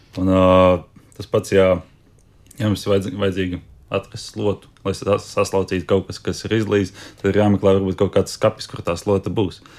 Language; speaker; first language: Latvian; native; Latvian